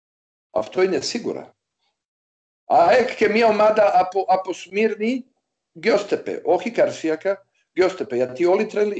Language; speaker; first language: Greek; non-native, learner; Serbian